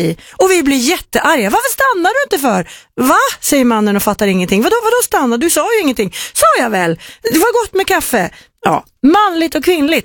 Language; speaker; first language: Swedish; native; Swedish